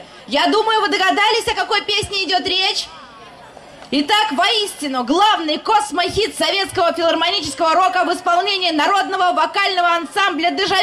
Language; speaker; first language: Russian; native; Russian